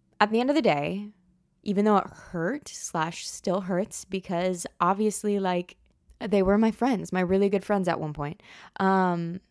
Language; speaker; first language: English; native; English